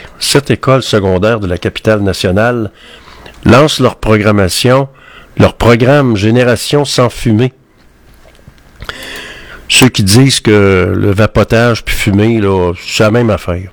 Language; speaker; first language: French; native; French